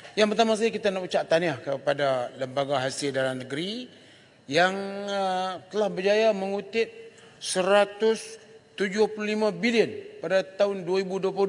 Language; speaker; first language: Malay; native; Malay